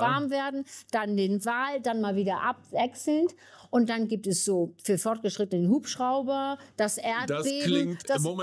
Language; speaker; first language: German; native; German